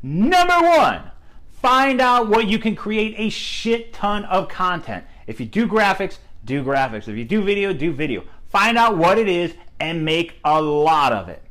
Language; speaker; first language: English; native; English